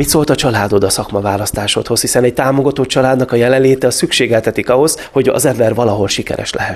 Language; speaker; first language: Hungarian; native; Hungarian